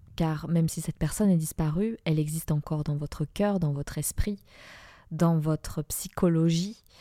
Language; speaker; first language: French; non-native, fluent; Spanish